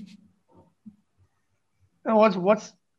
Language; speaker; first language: English; non-native, local second language; Tamil